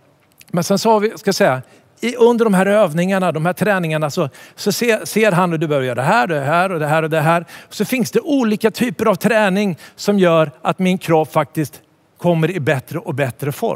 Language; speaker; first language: Swedish; native; Swedish